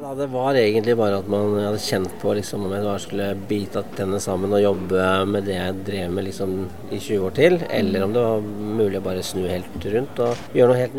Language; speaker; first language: Norwegian; native; Norwegian